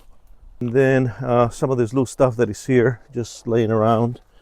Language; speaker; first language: English; native; English